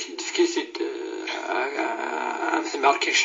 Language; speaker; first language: Arabic; non-native, local second language; Kabyle